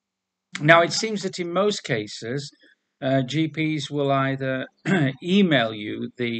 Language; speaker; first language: English; native; English